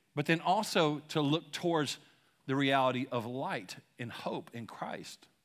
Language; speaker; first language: English; native; English